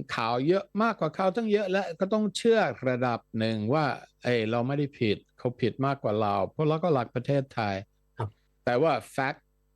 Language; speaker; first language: Thai; non-native, fluent; Dutch